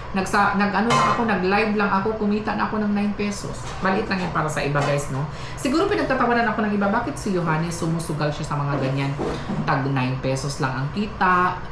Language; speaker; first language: Filipino; non-native, local second language; Cebuano